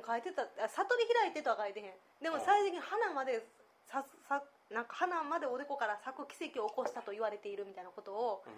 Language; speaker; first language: Japanese; native; Japanese